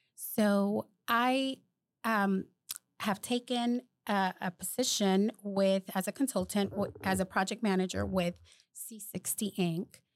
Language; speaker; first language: English; early bilingual, other home language; Spanish